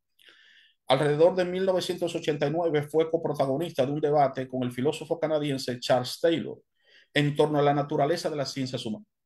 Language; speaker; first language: Spanish; native; Spanish